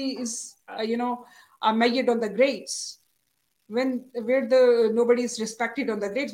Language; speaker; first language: English; non-native, local second language; Urdu